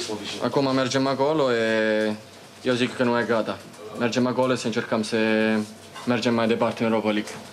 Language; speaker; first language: Romanian; non-native, learner; Italian